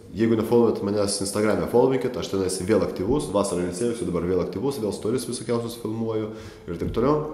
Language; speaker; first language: Lithuanian; non-native, local second language; Russian